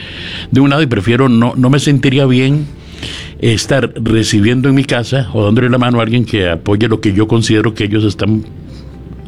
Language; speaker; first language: Spanish; native; Spanish